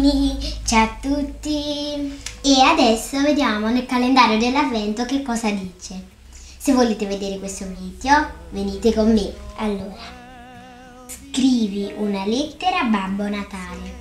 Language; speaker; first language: Italian; early bilingual, other home language; Portuguese